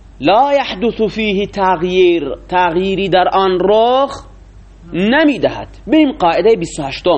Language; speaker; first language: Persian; non-native, local second language; Baluchi